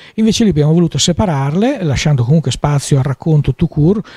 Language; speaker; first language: Italian; native; Italian